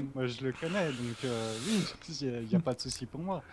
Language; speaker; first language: French; native; French